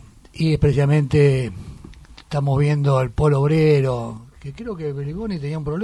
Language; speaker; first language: Spanish; native; Spanish